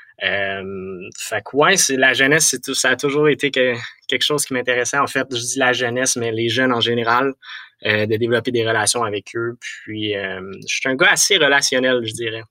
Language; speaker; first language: French; native; French